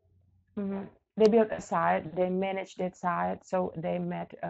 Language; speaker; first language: English; non-native, learner; Indonesian